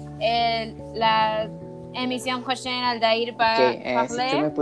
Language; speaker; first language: French; non-native, learner; Spanish